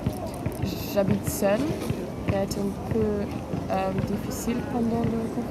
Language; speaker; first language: French; non-native, learner; German